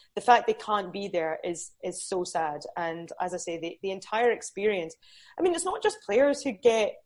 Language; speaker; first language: English; native; English